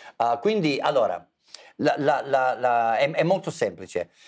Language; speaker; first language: Italian; non-native, fluent; English